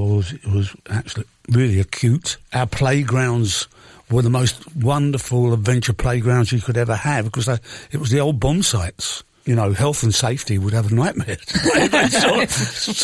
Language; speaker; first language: English; native; English